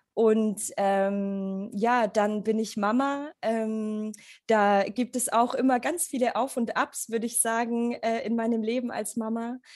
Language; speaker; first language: German; early bilingual, other home language; Polish